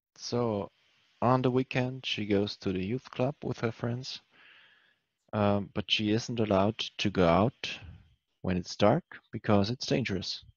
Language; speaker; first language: English; non-native, fluent; German